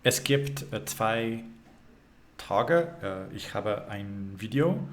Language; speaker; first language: German; non-native, learner; English